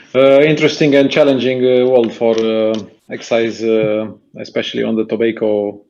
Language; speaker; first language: English; non-native, fluent; Romanian